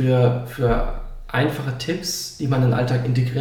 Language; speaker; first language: German; native; German